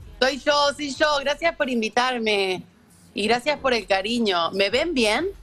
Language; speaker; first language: Spanish; native; Spanish